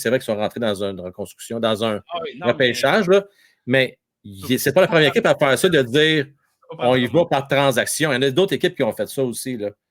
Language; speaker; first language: French; native; French